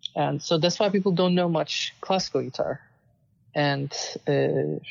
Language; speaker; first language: English; non-native, fluent; Turkish